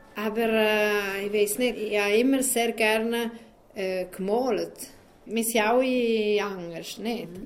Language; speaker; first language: German; non-native, fluent; Italian